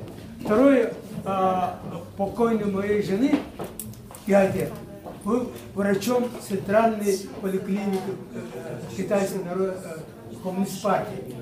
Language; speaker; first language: Russian; non-native, local second language; Tuvinian